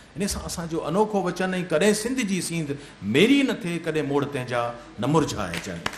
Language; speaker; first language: Sindhi; native; Sindhi